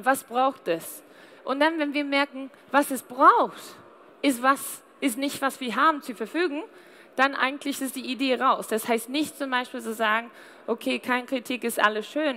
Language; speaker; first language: German; non-native, fluent; English